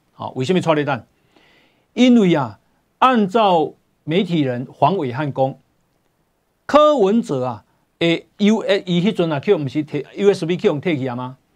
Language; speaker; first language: Chinese; native; Chinese